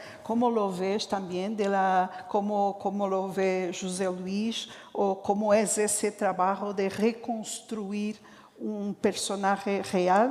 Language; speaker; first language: Spanish; non-native, fluent; Portuguese